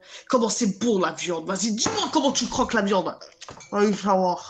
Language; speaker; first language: French; native; French